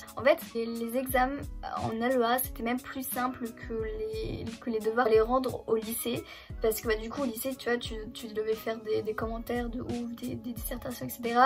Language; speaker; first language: French; early bilingual, other home language; German